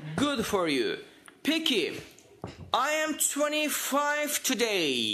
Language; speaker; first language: English; non-native, fluent; Turkish